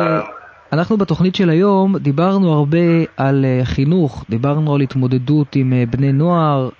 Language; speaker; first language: Hebrew; native; Hebrew